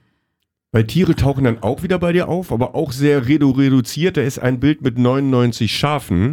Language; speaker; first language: German; native; German